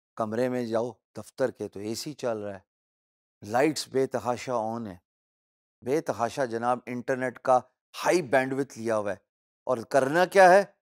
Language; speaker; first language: Urdu; native; Urdu